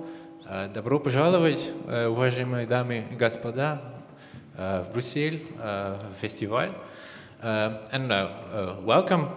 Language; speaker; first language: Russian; non-native, fluent; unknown